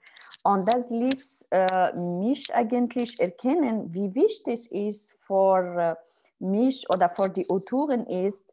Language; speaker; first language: German; non-native, learner; Arabic